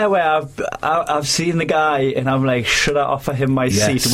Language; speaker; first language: English; native; English